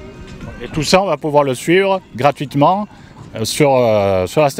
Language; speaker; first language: French; native; French